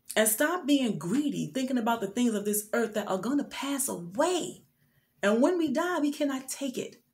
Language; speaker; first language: English; native; English